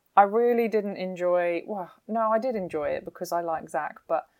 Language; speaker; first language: English; native; English